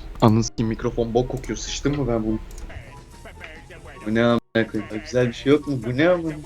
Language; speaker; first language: Turkish; native; Turkish